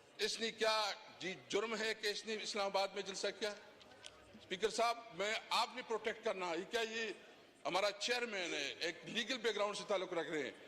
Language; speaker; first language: Urdu; non-native, local second language; Pashto